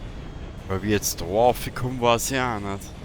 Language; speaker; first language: German; native; German